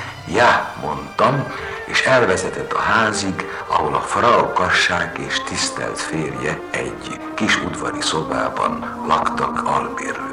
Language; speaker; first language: Hungarian; native; Hungarian